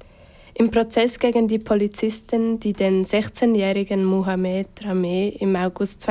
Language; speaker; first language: German; native; German